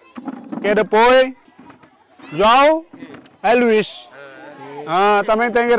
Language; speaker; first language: Portuguese; non-native, learner; Vietnamese